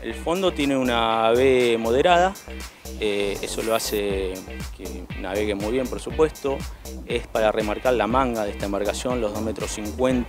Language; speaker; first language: Spanish; native; Spanish